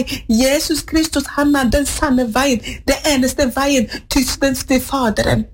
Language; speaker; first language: Swedish; non-native, learner; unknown